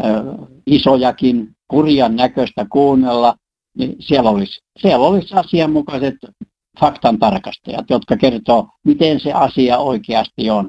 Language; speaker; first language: Finnish; native; Finnish